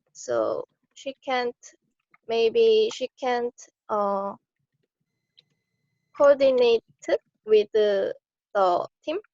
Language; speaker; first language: English; non-native, learner; Korean